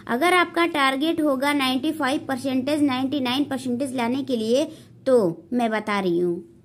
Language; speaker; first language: Hindi; native; Hindi